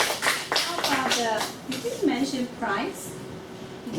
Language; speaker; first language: English; non-native, local second language; Chinese